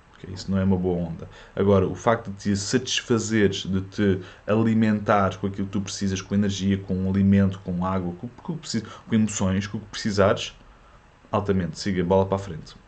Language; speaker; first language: Portuguese; early bilingual, other home language; French